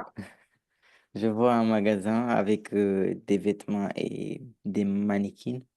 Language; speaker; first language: French; non-native, learner; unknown